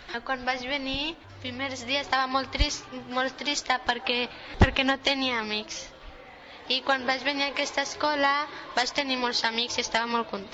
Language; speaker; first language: Catalan; early bilingual, other home language; Bangla